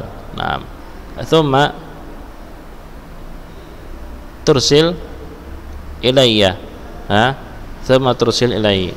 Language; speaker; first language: Arabic; non-native, fluent; Indonesian